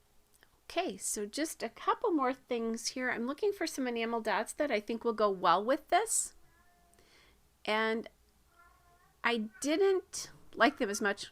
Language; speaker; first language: English; native; English